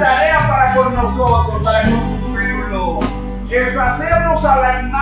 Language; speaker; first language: Spanish; native; Spanish